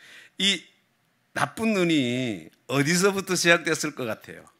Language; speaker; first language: Korean; native; Korean